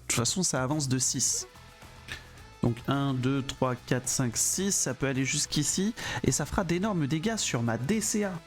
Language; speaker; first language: French; native; French